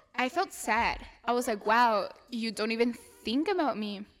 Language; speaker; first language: English; non-native, fluent; Spanish